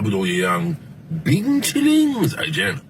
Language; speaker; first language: Chinese; non-native, learner; English